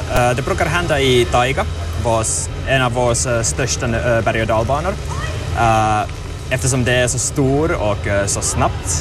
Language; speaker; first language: Swedish; non-native, local second language; Finnish